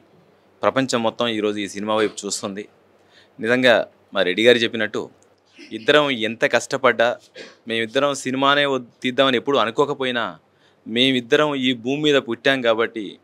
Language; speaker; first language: Telugu; native; Telugu